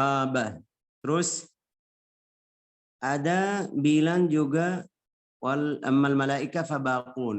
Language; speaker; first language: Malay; non-native, fluent; Arabic